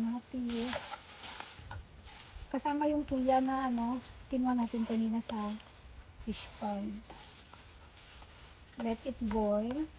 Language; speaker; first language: Filipino; non-native, local second language; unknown